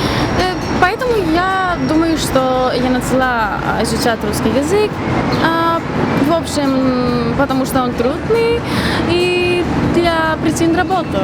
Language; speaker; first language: Russian; non-native, fluent; Greek